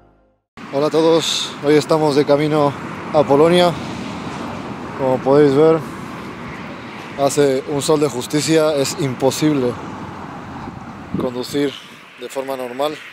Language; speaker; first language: Spanish; native; Spanish